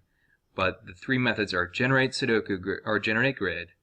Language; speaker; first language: English; native; English